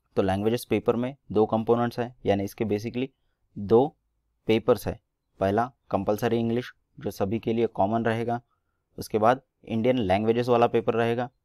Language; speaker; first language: Hindi; non-native, local second language; Marathi